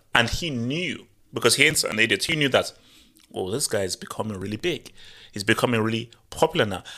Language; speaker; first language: English; non-native, local second language; Yoruba